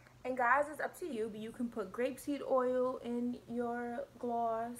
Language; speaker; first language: English; native; English